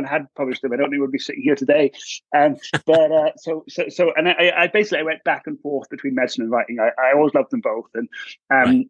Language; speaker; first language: English; native; English